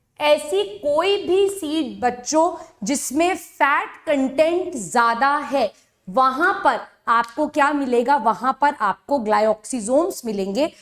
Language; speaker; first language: Hindi; native; Hindi